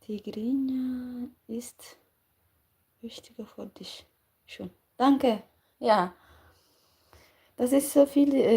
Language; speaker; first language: German; non-native, learner; Tigrinya